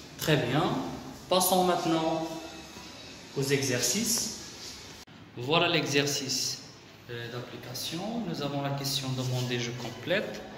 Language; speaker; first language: French; non-native, local second language; Arabic